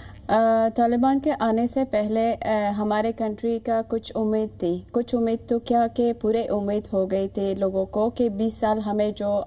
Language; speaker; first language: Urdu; non-native, fluent; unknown